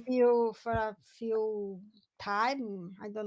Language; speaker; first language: English; non-native, learner; Portuguese